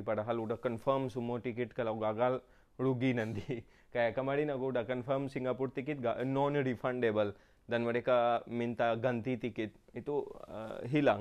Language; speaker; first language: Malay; non-native, fluent; Urdu